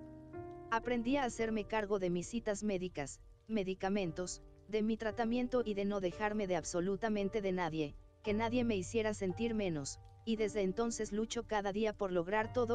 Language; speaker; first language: Spanish; native; Spanish